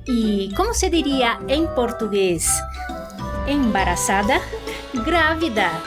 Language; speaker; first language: Portuguese; non-native, fluent; Spanish